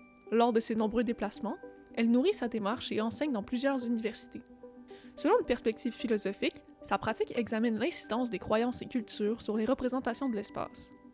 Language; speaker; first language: French; native; French